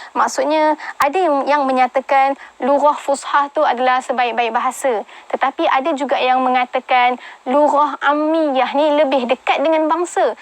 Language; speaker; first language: Malay; native; Malay